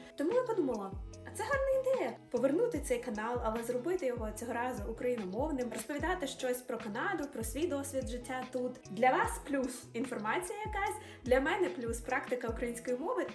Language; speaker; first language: Ukrainian; non-native, local second language; Russian